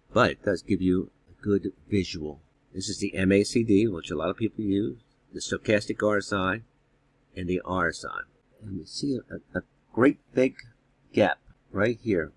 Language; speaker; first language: English; native; English